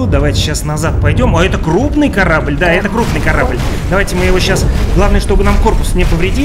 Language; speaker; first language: Russian; native; Russian